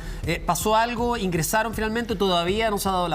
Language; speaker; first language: Spanish; native; Spanish